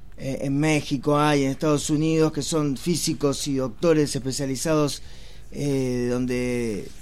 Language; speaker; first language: Spanish; native; Spanish